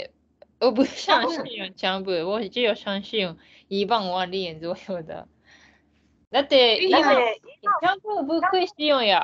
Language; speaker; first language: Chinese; non-native, learner; Japanese